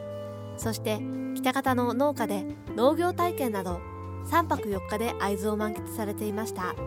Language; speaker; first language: Japanese; native; Japanese